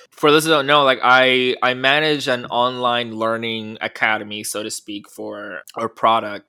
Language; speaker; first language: English; early bilingual, other home language; Spanish